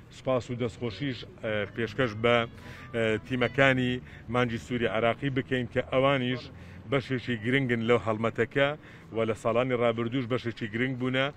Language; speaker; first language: Central Kurdish; native; Central Kurdish